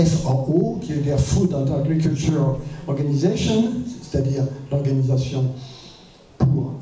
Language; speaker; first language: French; native; French